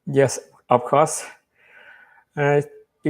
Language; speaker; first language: English; non-native, learner; Vietnamese